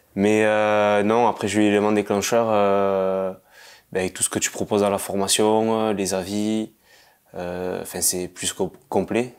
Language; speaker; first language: French; native; French